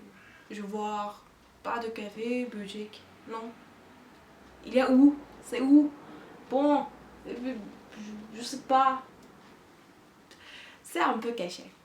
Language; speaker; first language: French; non-native, learner; Turkish